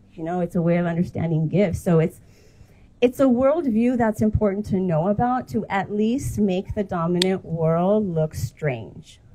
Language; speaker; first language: English; native; English